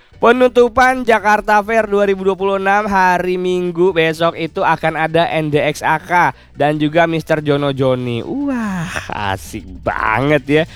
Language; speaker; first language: Indonesian; native; Indonesian